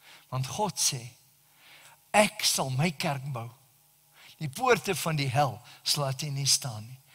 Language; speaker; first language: Afrikaans; native; Afrikaans